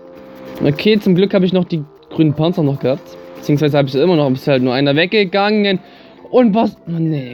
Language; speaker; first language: German; native; German